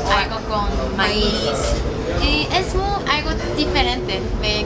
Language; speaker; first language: Spanish; non-native, learner; Korean